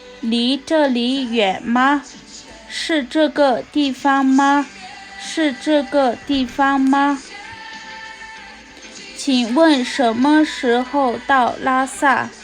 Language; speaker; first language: Chinese; non-native, local second language; Tibetan